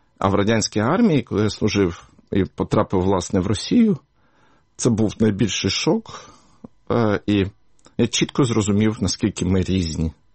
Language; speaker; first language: Ukrainian; native; Ukrainian